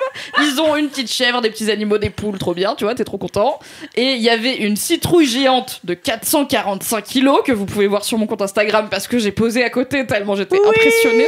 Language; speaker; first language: French; native; French